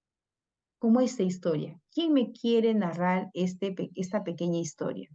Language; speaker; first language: Spanish; native; Spanish